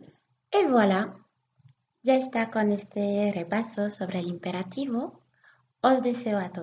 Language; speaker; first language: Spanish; non-native, fluent; French